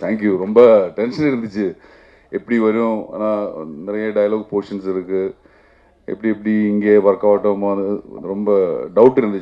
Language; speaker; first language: Tamil; non-native, learner; Malayalam